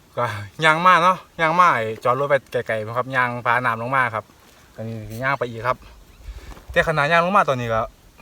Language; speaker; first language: Thai; native; Thai